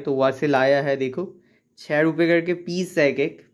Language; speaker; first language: Hindi; non-native, local second language; Bangla